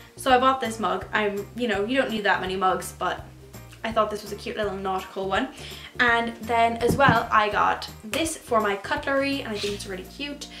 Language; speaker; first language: English; native; English